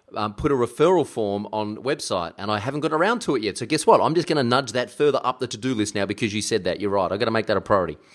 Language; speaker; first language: English; early bilingual, other home language; German